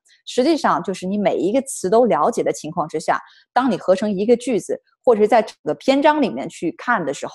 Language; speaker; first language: Chinese; native; Chinese